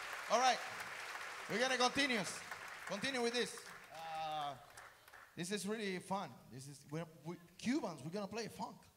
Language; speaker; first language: English; non-native, fluent; Spanish